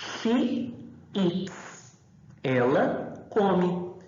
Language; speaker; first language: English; non-native, fluent; Portuguese